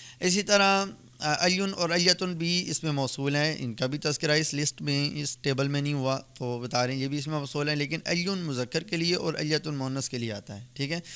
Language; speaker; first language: Urdu; native; Urdu